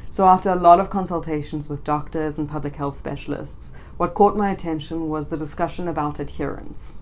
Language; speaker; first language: English; native; English